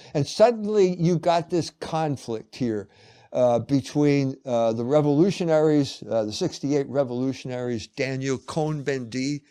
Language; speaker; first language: English; native; English